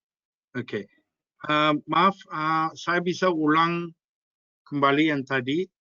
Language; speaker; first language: Indonesian; non-native, fluent; English